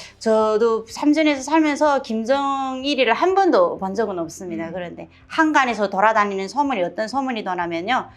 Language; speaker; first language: Korean; native; Korean